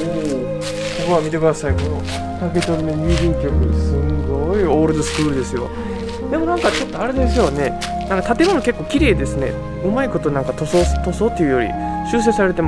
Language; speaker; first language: Japanese; native; Japanese